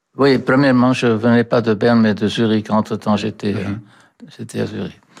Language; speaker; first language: French; non-native, fluent; German